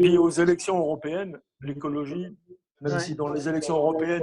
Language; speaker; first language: French; native; French